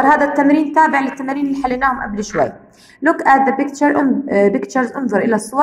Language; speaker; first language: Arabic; native; Arabic